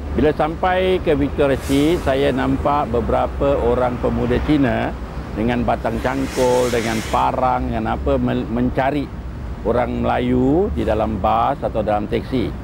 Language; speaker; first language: Malay; native; Malay